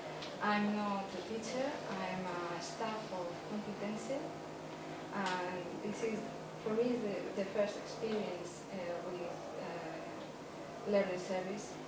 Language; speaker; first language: English; non-native, learner; Spanish